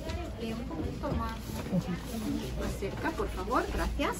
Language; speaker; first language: Spanish; non-native, fluent; Italian